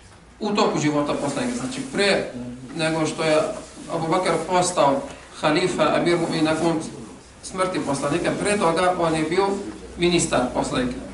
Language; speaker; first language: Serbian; non-native, fluent; Arabic